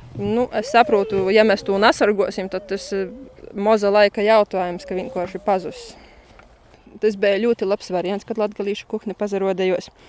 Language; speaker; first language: Latvian; native; Latvian